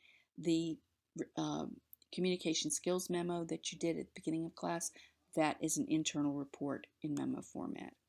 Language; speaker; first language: English; native; English